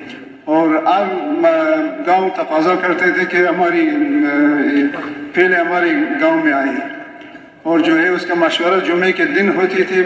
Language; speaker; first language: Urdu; non-native, local second language; Pashto